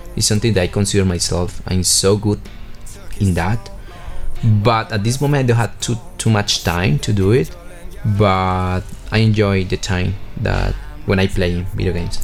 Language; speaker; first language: English; non-native, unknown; Spanish